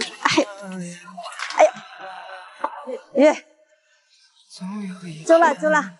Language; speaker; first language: Chinese; native; Chinese